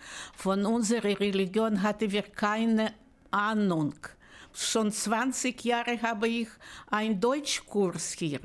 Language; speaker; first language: German; non-native, learner; Russian